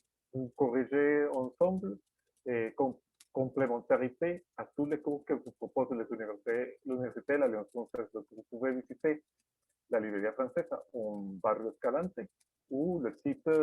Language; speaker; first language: French; non-native, fluent; Spanish